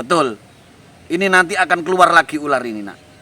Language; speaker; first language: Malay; non-native, local second language; Javanese